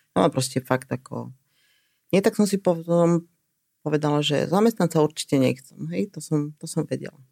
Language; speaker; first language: Slovak; native; Slovak